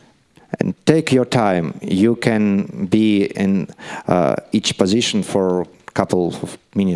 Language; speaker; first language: English; non-native, learner; Russian